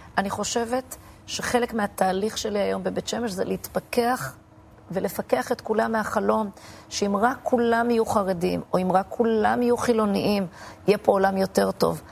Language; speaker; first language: Hebrew; native; Hebrew